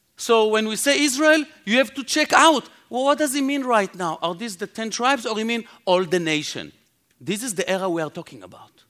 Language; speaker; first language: English; non-native, fluent; Hebrew